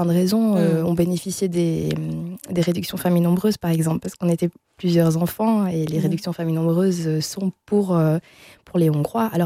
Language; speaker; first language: French; native; French